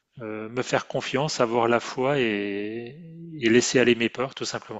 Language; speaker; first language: French; native; French